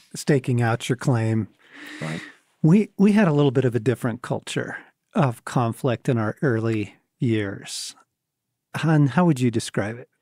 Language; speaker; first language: English; native; English